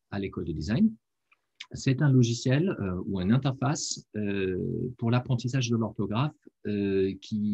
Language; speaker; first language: French; non-native, fluent; German